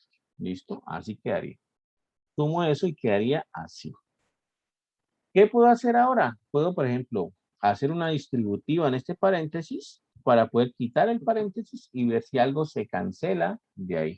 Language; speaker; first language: Spanish; native; Spanish